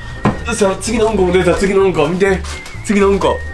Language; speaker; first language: Japanese; native; Japanese